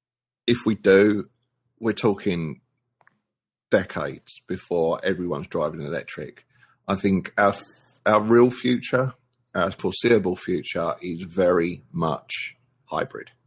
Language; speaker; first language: English; native; English